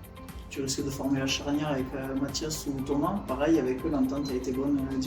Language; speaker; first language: French; native; French